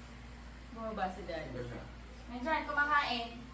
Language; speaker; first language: Filipino; native; Filipino